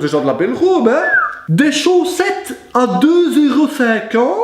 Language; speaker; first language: French; native; French